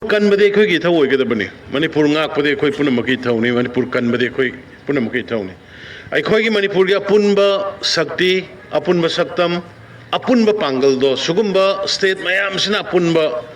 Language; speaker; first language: Manipuri; native; Manipuri